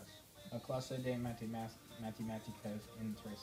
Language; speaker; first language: Spanish; non-native, learner; English